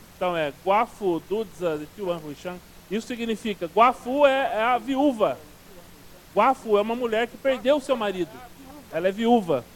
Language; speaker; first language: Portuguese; native; Portuguese